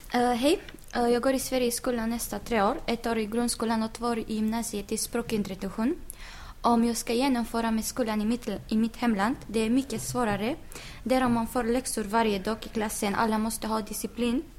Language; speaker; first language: Swedish; non-native, learner; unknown